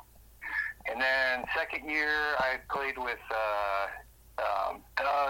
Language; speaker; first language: English; native; English